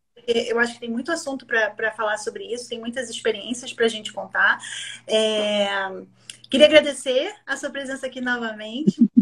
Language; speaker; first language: Portuguese; native; Portuguese